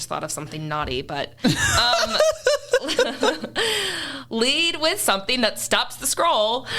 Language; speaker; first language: English; native; English